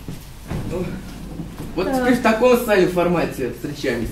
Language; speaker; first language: Russian; native; Russian